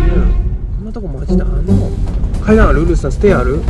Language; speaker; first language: Japanese; native; Japanese